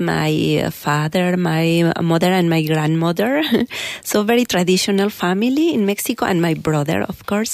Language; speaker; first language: English; non-native, learner; Spanish